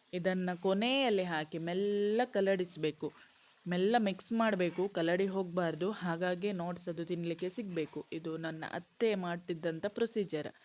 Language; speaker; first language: Kannada; non-native, local second language; Konkani